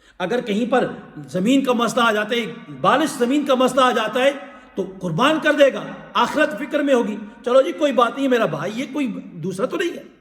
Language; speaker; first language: Urdu; non-native, local second language; Pashto